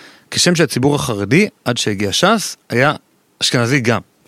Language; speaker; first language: Hebrew; native; Hebrew